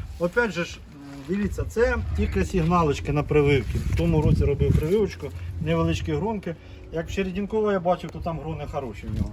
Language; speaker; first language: Ukrainian; non-native, local second language; Russian